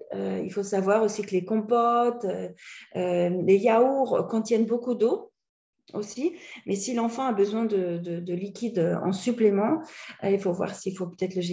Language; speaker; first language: French; native; French